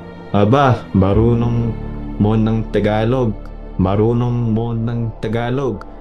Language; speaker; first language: Filipino; non-native, learner; English